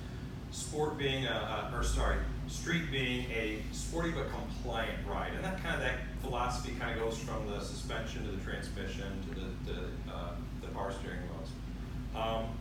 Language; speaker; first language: English; native; English